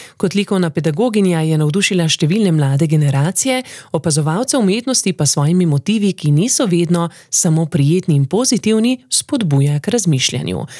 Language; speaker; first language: Slovenian; native; Slovenian